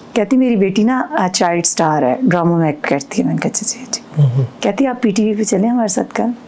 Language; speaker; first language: Urdu; non-native, local second language; Punjabi